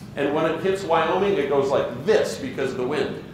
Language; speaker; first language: English; native; English